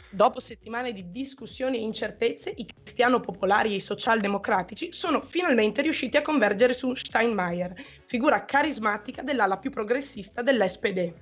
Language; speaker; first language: Italian; native; Italian